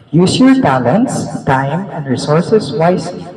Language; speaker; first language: English; non-native, local second language; Filipino